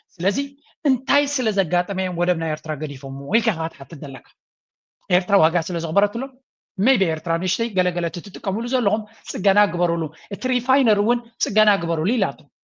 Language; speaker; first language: Tigrinya; native; Tigrinya